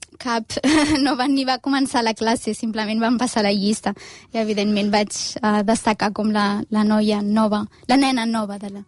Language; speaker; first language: Catalan; early bilingual, other home language; Amharic